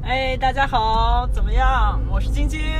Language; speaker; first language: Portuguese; non-native, fluent; Chinese